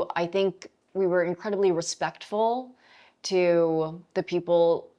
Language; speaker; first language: English; native; English